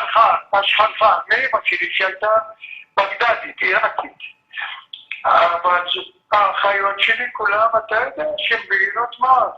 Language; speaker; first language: Hebrew; early bilingual, other home language; Arabic